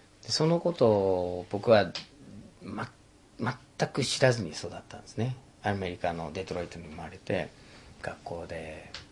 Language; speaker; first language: Japanese; non-native, fluent; English